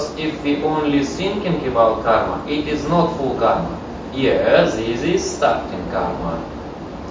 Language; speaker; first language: English; non-native, learner; Russian